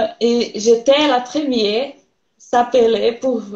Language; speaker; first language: French; non-native, learner; Portuguese